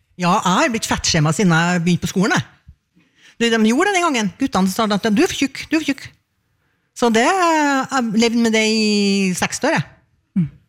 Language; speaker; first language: Norwegian; native; Norwegian